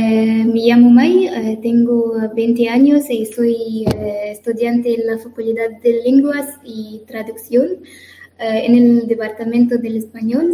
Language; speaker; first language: Spanish; non-native, learner; Arabic